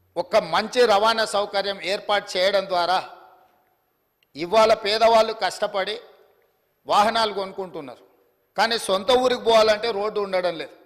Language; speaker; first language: Telugu; native; Telugu